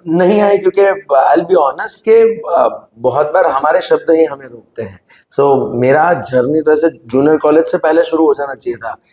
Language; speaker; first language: Hindi; non-native, local second language; Gujarati